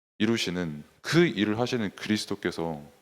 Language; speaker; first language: Korean; native; Korean